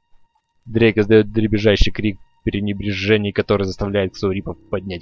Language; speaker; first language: Russian; native; Russian